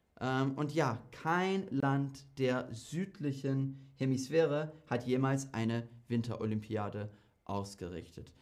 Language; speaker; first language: German; non-native, fluent; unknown